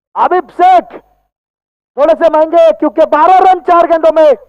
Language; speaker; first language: Hindi; non-native, local second language; Marathi